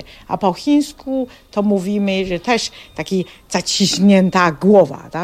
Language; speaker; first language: Polish; non-native, fluent; Chinese